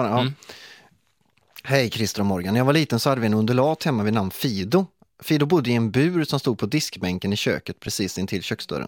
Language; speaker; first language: Swedish; native; Swedish